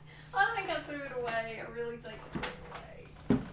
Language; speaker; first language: English; native; English